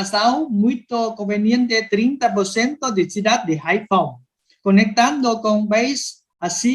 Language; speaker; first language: Portuguese; non-native, learner; Vietnamese